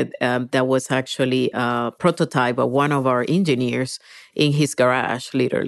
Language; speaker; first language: English; non-native, fluent; Spanish